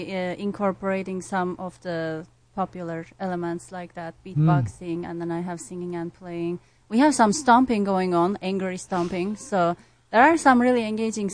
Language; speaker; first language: English; non-native, fluent; Turkish